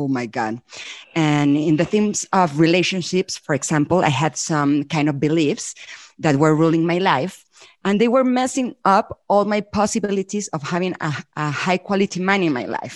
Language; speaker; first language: English; non-native, fluent; Spanish